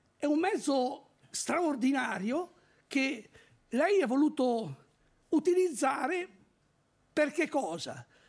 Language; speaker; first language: Italian; native; Italian